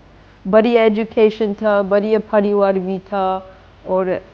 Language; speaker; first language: Hindi; non-native, fluent; English